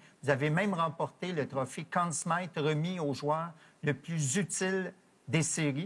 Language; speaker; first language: French; native; French